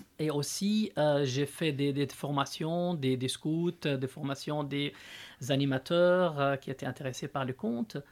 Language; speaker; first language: French; non-native, local second language; Arabic